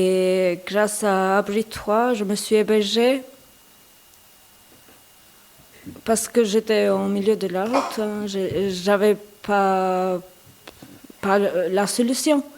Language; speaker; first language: French; non-native, learner; Albanian